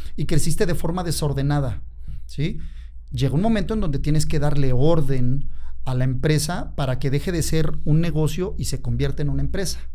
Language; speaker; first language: Spanish; native; Spanish